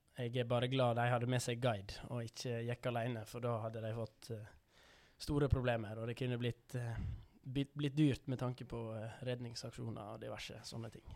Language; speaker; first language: Norwegian; early bilingual, other home language; Dutch